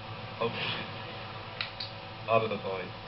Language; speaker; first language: French; native; French